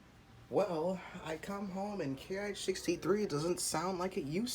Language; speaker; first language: English; native; English